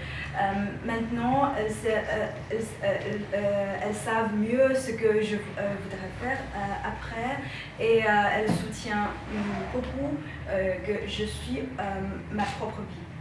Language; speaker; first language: French; non-native, fluent; Chinese